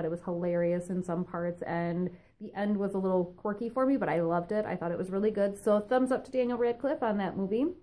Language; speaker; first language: English; native; English